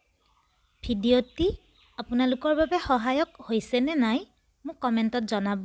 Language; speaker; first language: Assamese; native; Assamese